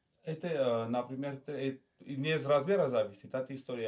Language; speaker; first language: Russian; non-native, learner; Armenian